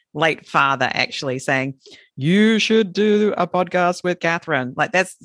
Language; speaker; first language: English; native; English